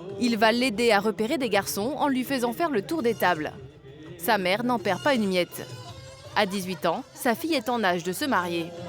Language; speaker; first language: French; native; French